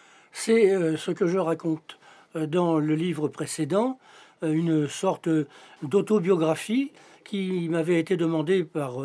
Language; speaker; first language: French; native; French